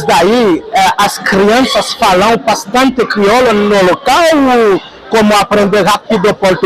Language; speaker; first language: Portuguese; non-native, local second language; Haitian Creole